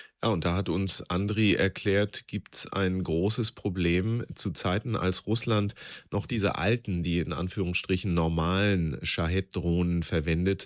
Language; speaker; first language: German; native; German